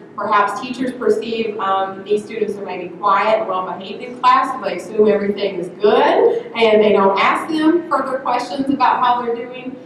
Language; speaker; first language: English; native; English